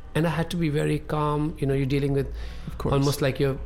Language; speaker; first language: English; non-native, local second language; Punjabi